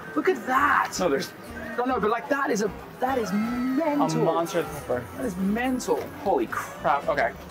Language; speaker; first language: English; native; English